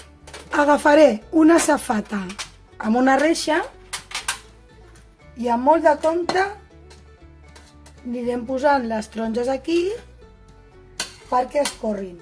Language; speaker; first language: Catalan; native; Catalan